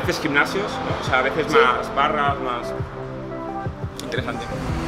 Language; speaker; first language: Spanish; native; Spanish